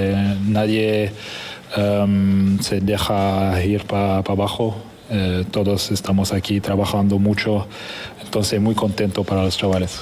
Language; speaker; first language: Spanish; non-native, fluent; French